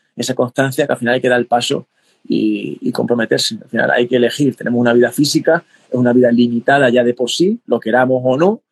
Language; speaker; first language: Spanish; native; Spanish